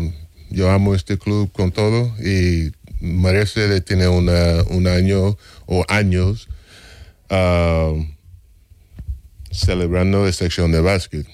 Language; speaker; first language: Spanish; non-native, fluent; English